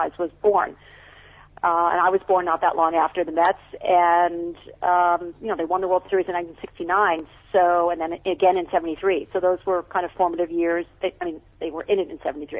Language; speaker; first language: English; native; English